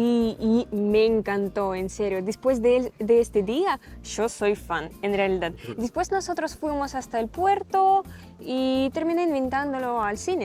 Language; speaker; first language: Spanish; non-native, learner; Russian